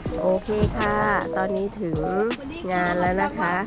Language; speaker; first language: Thai; native; Thai